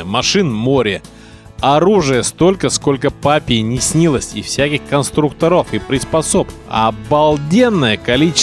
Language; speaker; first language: Russian; native; Russian